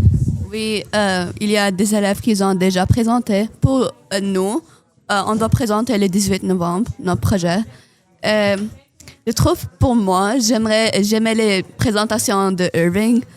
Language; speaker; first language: French; non-native, local second language; Arabic